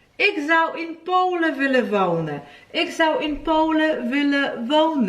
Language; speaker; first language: Dutch; non-native, fluent; Polish